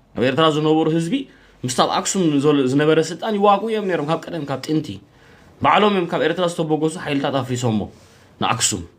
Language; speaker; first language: Tigrinya; early bilingual, heritage; Tigrinya